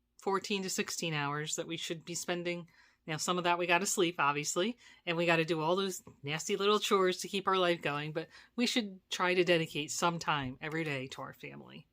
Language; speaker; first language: English; native; English